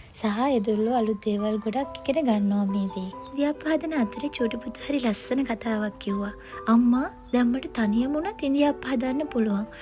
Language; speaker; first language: Sinhala; native; Sinhala